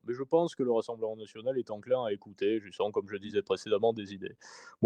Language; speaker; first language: French; native; French